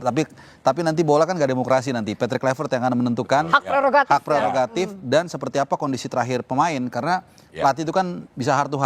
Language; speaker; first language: Indonesian; native; Indonesian